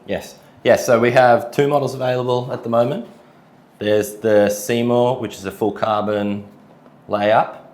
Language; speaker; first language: English; native; English